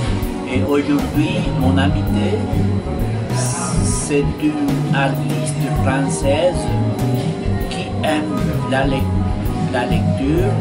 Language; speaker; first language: French; non-native, fluent; Spanish